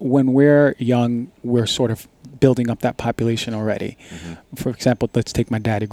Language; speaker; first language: English; native; English